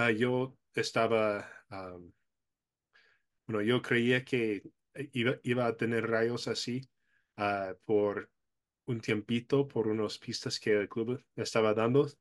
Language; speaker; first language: Spanish; non-native, fluent; English